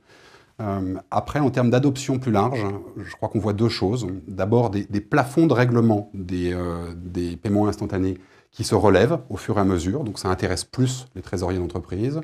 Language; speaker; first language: French; native; French